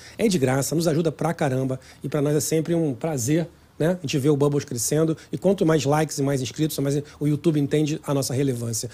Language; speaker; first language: Portuguese; native; Portuguese